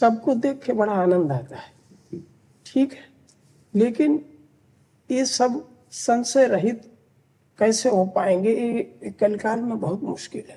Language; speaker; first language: Hindi; native; Hindi